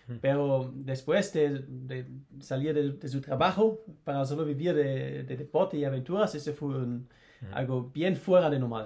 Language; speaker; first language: Spanish; non-native, learner; German